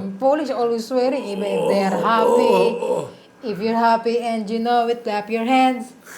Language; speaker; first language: English; non-native, local second language; Cebuano